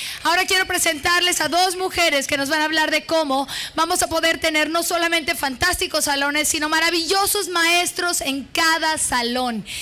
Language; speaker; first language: Spanish; native; Spanish